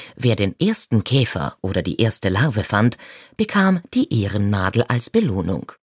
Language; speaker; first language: German; native; German